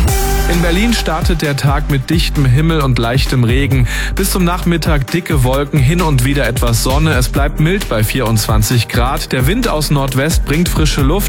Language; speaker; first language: German; native; German